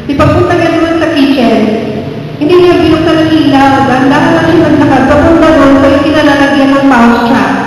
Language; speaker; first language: Filipino; non-native, local second language; Cebuano